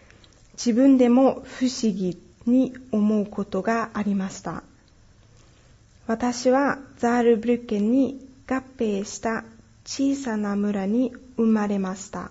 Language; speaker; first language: Japanese; non-native, fluent; German